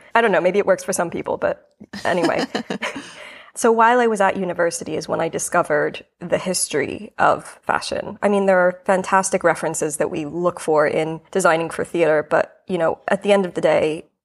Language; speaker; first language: English; native; English